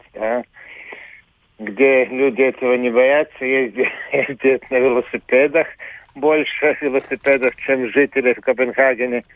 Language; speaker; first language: Russian; non-native, local second language; Latvian